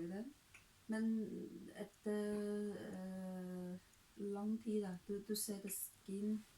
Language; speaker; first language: Norwegian; non-native, learner; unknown